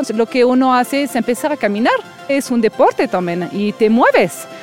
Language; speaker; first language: Spanish; non-native, fluent; French